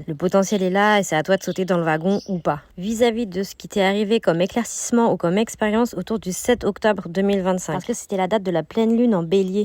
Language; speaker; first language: French; native; French